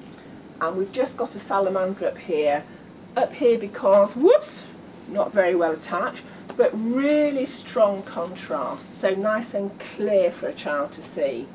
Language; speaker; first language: English; native; English